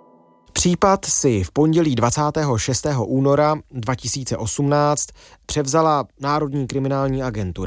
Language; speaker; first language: Czech; native; Czech